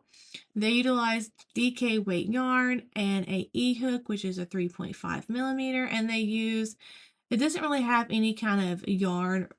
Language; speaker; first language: English; native; English